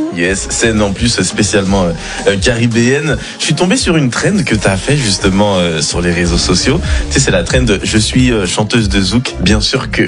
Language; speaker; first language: French; native; French